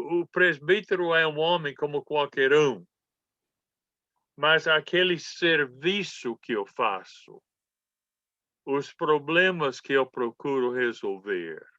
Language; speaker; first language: Portuguese; non-native, fluent; English